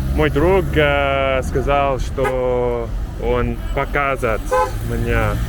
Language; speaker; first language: Russian; non-native, learner; English